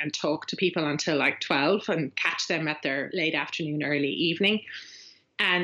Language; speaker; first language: English; native; English